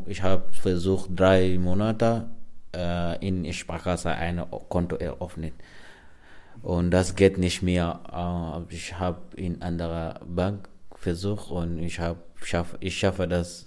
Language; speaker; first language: German; non-native, learner; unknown